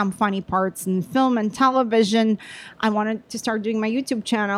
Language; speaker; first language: English; non-native, fluent; Russian